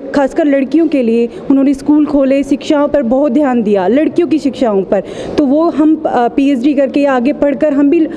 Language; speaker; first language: Hindi; native; Hindi